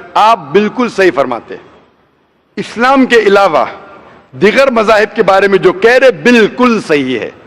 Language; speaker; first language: Hindi; non-native, local second language; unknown